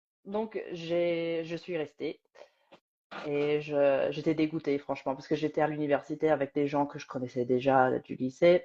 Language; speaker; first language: French; native; French